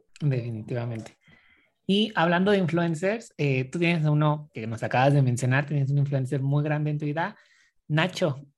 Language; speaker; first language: Spanish; native; Spanish